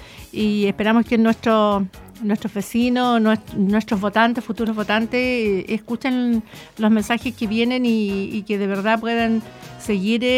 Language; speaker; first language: Spanish; native; Spanish